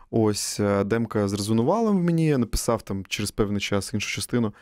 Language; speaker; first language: Ukrainian; native; Ukrainian